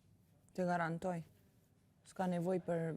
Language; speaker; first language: Albanian; early bilingual, heritage; Albanian